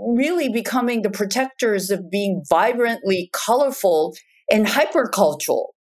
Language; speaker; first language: English; non-native, fluent; Japanese